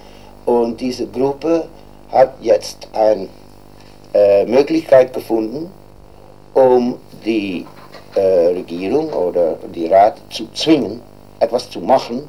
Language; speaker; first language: German; non-native, learner; Dutch